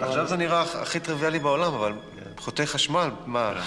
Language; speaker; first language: Hebrew; native; Hebrew